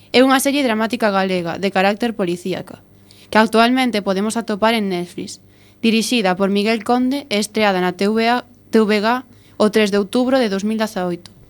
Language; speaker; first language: Galician; non-native, local second language; Spanish